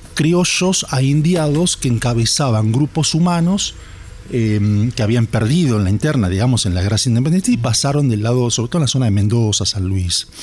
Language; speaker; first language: Spanish; native; Spanish